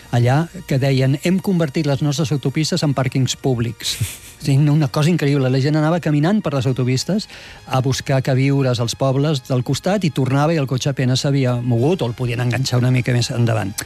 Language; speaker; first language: Catalan; native; Catalan